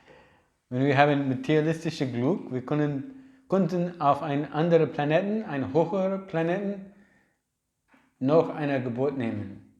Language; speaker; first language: German; non-native, learner; English